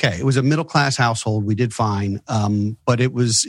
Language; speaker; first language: English; native; English